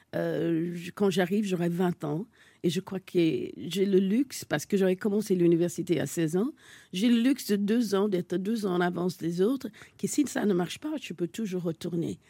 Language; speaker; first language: French; non-native, fluent; English